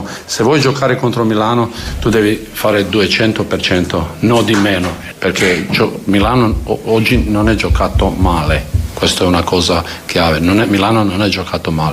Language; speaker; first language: Italian; non-native, fluent; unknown